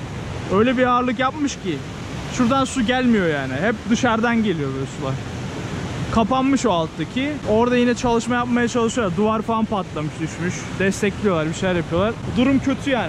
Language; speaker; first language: Turkish; native; Turkish